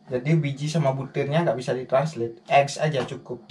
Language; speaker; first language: Indonesian; native; Indonesian